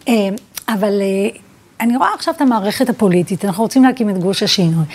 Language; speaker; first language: Hebrew; early bilingual, other home language; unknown